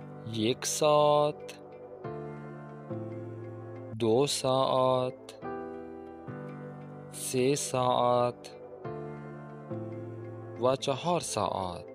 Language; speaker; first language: Persian; non-native, fluent; Urdu